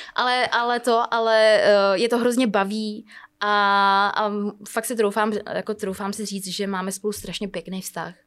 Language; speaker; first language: Czech; early bilingual, other home language; Vietnamese